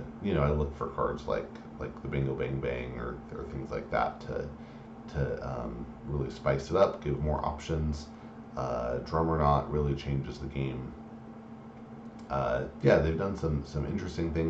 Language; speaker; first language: English; native; English